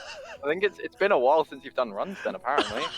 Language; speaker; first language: English; native; English